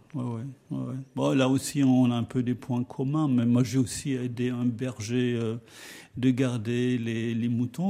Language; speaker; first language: French; native; French